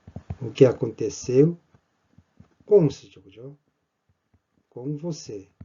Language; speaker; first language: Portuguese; non-native, fluent; Korean